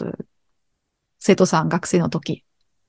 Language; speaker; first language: Japanese; non-native, learner; German